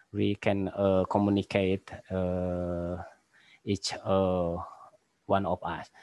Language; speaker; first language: English; non-native, learner; Indonesian